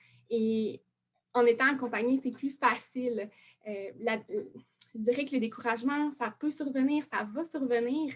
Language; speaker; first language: French; native; French